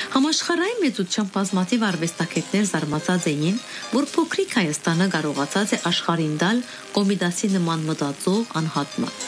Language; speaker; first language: Armenian; early bilingual, heritage; Armenian